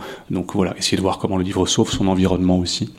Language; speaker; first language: French; native; French